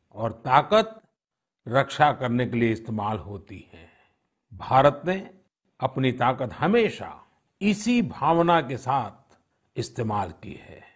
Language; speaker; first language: Hindi; non-native, local second language; Gujarati